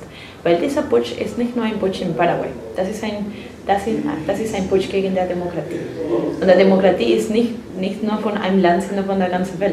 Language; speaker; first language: German; non-native, fluent; Spanish